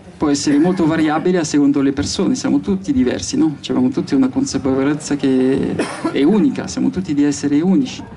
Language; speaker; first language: Italian; non-native, fluent; French